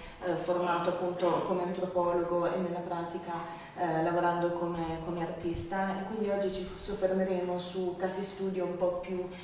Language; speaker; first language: Italian; native; Italian